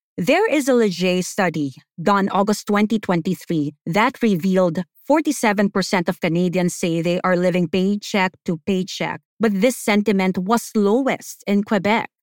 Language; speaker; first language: English; non-native, local second language; Filipino